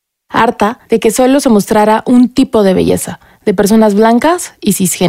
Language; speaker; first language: Spanish; native; Spanish